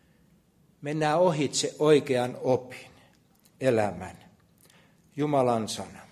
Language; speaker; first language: Finnish; native; Finnish